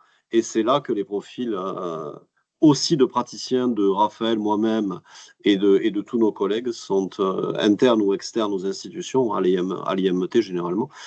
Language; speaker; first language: French; native; French